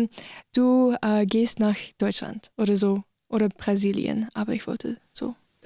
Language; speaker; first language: German; non-native, learner; English